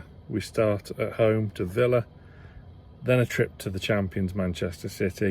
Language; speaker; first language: English; native; English